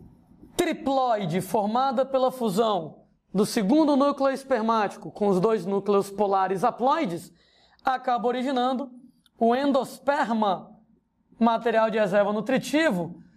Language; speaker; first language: Portuguese; native; Portuguese